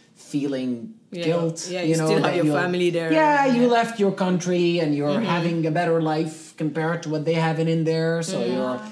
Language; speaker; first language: English; non-native, fluent; Central Atlas Tamazight